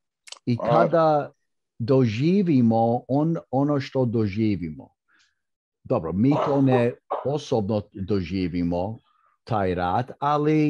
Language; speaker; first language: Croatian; early bilingual, heritage; Croatian